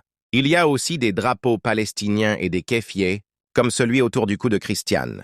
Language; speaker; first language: French; native; French